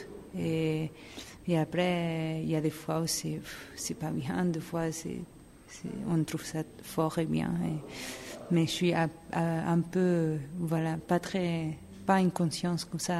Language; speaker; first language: French; non-native, fluent; Spanish